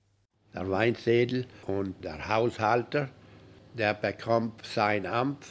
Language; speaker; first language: German; early bilingual, heritage; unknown